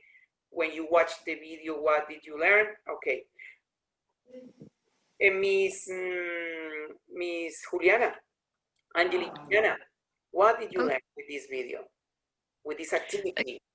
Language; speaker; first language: English; non-native, learner; Spanish